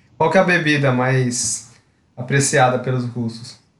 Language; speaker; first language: Portuguese; native; Portuguese